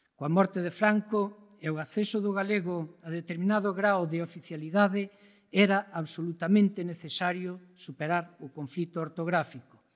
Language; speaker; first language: Galician; native; Galician